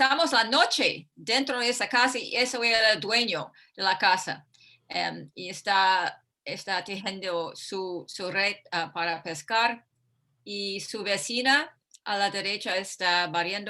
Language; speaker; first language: Spanish; non-native, fluent; English